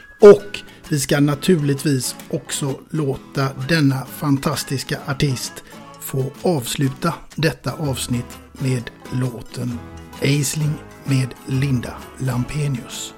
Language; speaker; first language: Swedish; native; Swedish